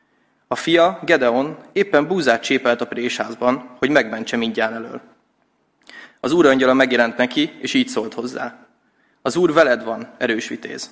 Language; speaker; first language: Hungarian; native; Hungarian